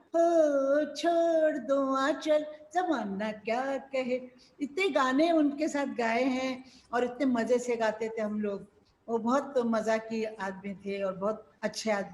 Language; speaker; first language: Hindi; non-native, local second language; Marathi